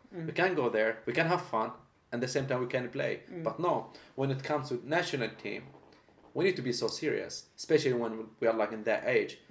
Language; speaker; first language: English; non-native, fluent; Arabic